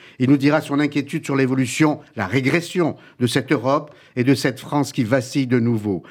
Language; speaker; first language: French; native; French